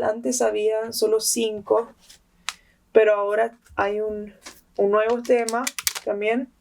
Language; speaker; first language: Spanish; early bilingual, heritage; Spanish